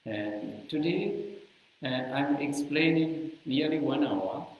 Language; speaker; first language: English; non-native, learner; Burmese